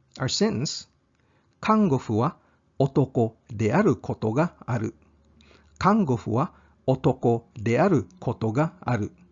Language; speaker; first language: Japanese; non-native, fluent; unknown